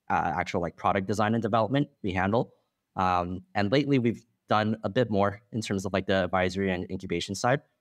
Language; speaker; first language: English; non-native, fluent; Chinese